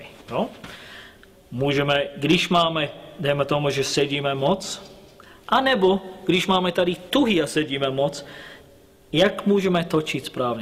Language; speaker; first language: Czech; non-native, learner; English